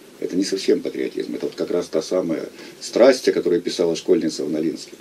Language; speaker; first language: Russian; native; Russian